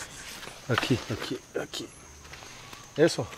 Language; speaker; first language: Spanish; non-native, learner; English